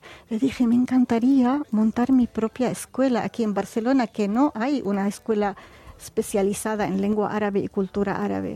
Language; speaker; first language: Spanish; non-native, fluent; Arabic